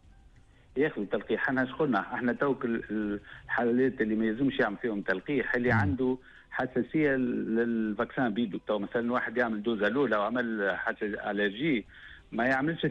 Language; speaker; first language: Arabic; native; Arabic